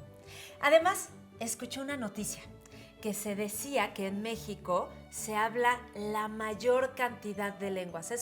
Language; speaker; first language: Spanish; native; Spanish